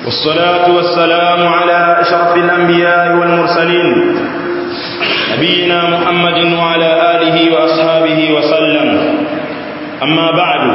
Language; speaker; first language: Arabic; non-native, fluent; Swahili